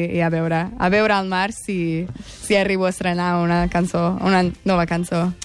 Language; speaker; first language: Catalan; non-native, fluent; English